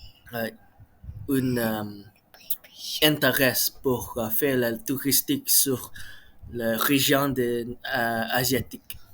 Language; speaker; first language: French; non-native, learner; Malay